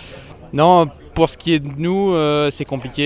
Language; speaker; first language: French; native; French